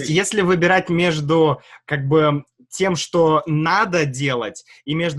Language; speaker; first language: Russian; native; Russian